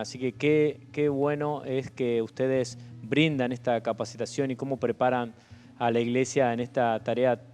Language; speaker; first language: Spanish; native; Spanish